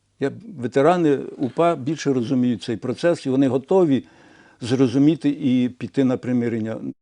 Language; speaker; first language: Ukrainian; non-native, local second language; Russian